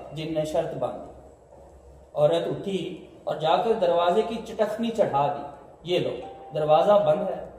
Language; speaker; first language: Urdu; non-native, local second language; Punjabi